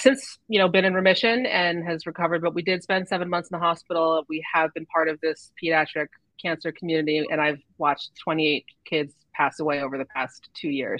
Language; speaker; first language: English; native; English